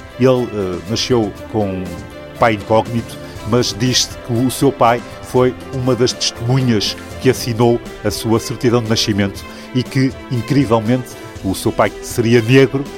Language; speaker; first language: Portuguese; native; Portuguese